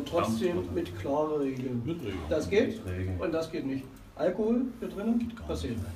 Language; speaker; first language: German; native; German